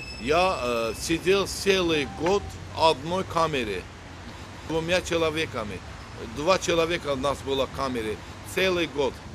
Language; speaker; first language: Russian; non-native, local second language; Azerbaijani